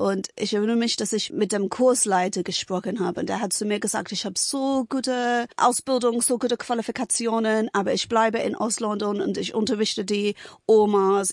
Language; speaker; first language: German; non-native, fluent; English